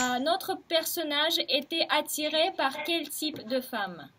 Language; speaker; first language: French; non-native, fluent; Russian